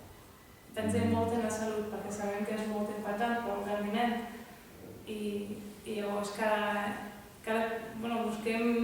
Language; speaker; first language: Catalan; non-native, fluent; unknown